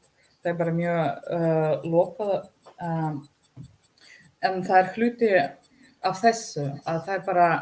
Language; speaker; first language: Icelandic; non-native, learner; Russian